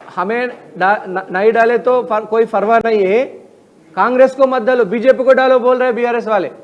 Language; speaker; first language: Hindi; non-native, local second language; Telugu